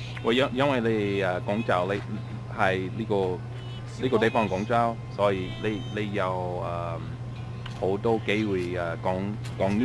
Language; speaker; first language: Cantonese; non-native, learner; English